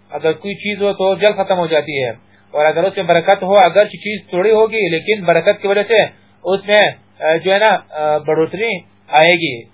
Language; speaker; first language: Urdu; non-native, local second language; Pashto